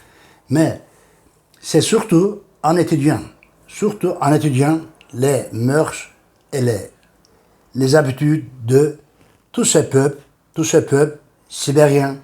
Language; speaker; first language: French; non-native, fluent; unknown